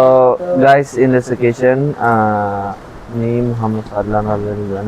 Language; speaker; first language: English; non-native, learner; Indonesian